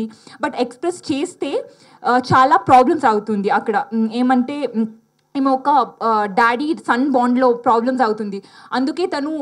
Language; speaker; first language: Telugu; non-native, learner; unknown